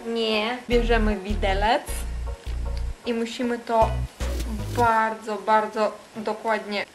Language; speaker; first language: Polish; non-native, fluent; Ukrainian